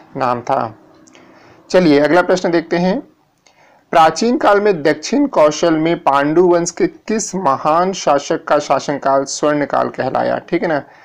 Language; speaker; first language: Hindi; native; Hindi